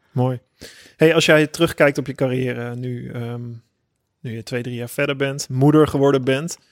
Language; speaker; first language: Dutch; native; Dutch